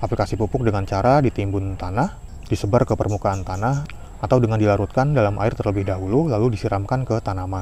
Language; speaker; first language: Indonesian; native; Indonesian